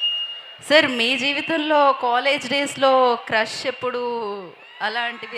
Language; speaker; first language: Telugu; native; Telugu